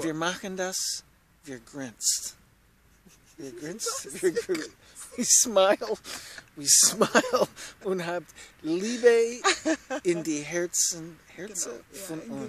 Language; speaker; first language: German; non-native, learner; English